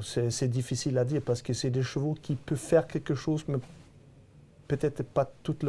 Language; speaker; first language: French; non-native, fluent; Swedish